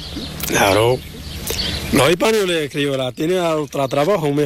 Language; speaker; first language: Spanish; non-native, learner; Arabic